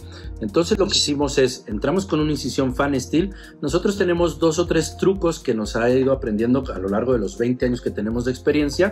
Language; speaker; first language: Spanish; native; Spanish